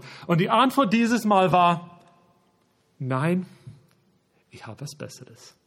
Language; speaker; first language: German; non-native, fluent; English